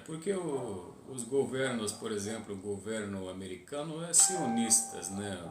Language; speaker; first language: Portuguese; non-native, fluent; Arabic